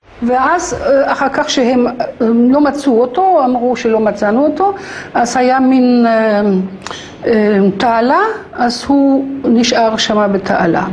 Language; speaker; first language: Hebrew; non-native, fluent; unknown